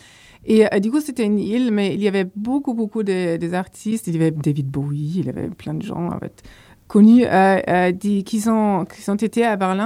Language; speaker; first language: French; non-native, fluent; German